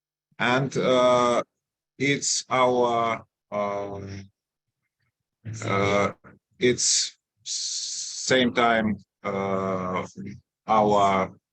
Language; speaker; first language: English; non-native, fluent; Russian